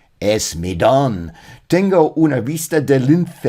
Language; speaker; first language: Spanish; non-native, learner; English